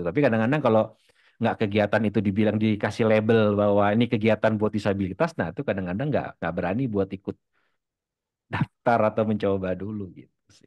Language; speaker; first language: Indonesian; native; Indonesian